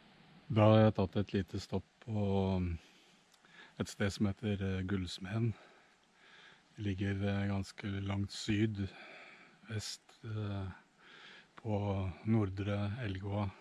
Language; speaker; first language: Norwegian; native; Norwegian